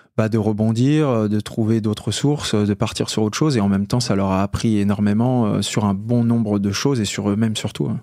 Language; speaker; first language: French; native; French